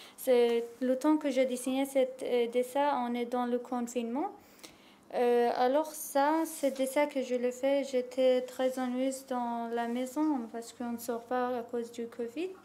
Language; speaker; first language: French; non-native, learner; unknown